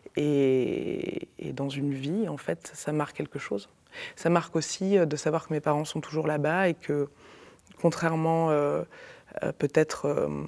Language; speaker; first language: French; native; French